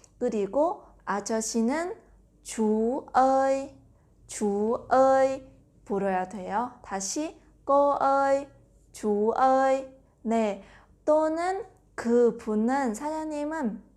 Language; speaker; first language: Korean; non-native, fluent; Vietnamese